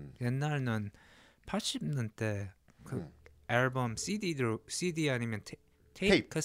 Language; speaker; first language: Korean; early bilingual, heritage; English